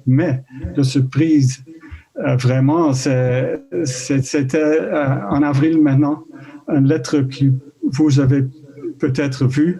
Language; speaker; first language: French; non-native, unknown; Dutch